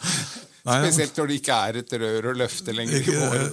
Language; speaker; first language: Norwegian; native; Norwegian